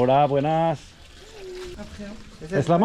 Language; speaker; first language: Spanish; non-native, learner; French